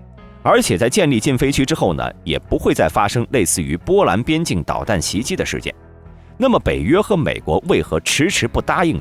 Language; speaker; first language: Chinese; native; Chinese